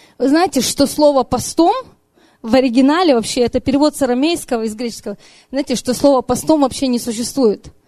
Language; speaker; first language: Russian; early bilingual, heritage; Russian